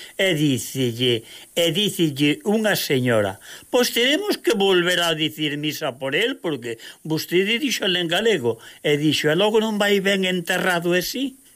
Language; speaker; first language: Galician; native; Galician